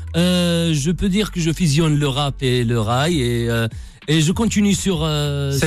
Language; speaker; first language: French; non-native, local second language; Arabic